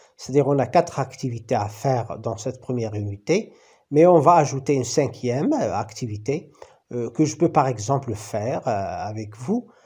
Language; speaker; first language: French; non-native, local second language; Arabic